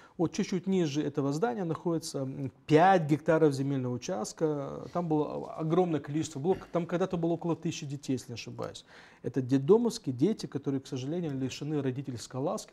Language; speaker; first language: Russian; native; Russian